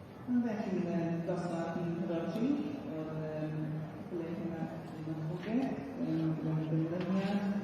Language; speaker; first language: Welsh; non-native, learner; English